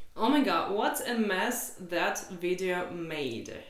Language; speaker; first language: English; non-native, fluent; Russian